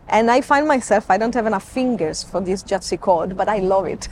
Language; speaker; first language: English; non-native, fluent; Italian